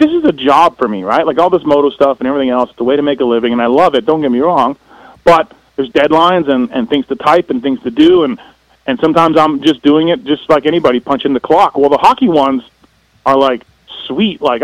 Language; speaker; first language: English; native; English